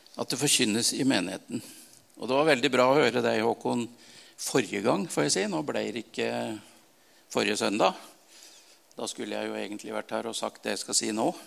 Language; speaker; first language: Norwegian; native; Norwegian